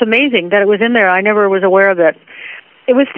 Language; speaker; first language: English; native; English